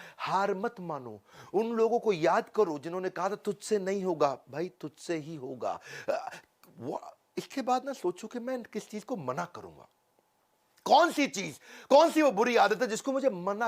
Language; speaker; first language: Hindi; native; Hindi